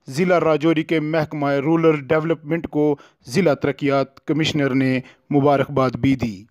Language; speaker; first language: Urdu; non-native, local second language; Kashmiri